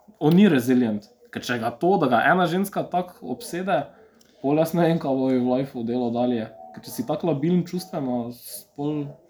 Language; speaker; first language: Slovenian; early bilingual, other home language; Serbian